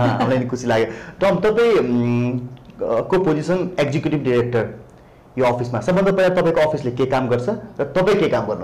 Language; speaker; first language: Nepali; native; Nepali